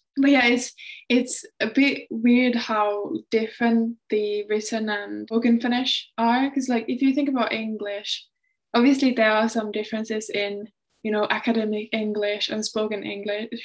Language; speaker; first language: English; non-native, fluent; Finnish